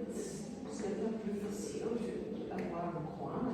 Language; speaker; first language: French; non-native, learner; English